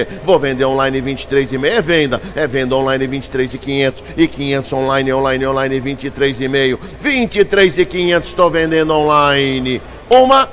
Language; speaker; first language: Portuguese; native; Portuguese